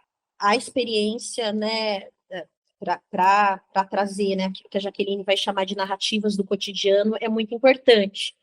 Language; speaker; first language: Portuguese; native; Portuguese